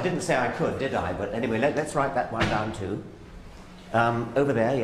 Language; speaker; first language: English; native; English